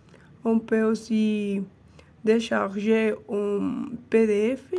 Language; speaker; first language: French; non-native, learner; Spanish